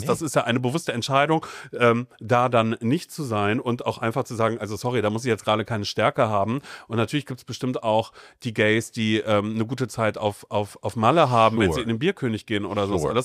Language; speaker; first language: German; native; German